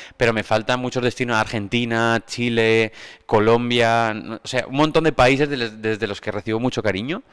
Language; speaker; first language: Spanish; native; Spanish